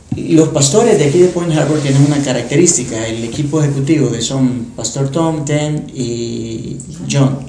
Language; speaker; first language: Spanish; native; Spanish